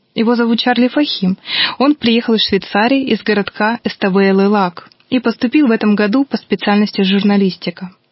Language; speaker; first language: Russian; native; Russian